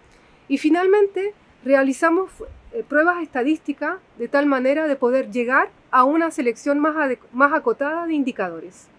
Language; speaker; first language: Spanish; native; Spanish